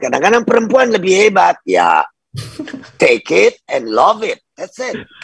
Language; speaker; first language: English; non-native, fluent; Indonesian